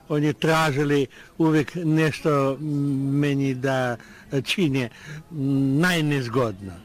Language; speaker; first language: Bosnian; non-native, learner; Russian